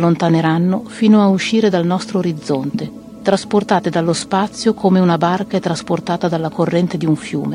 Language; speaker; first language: Italian; native; Italian